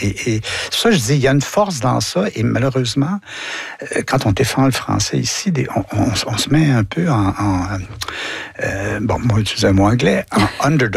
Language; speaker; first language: French; native; French